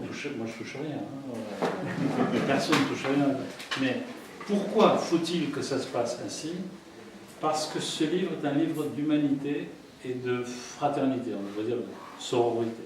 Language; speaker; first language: French; native; French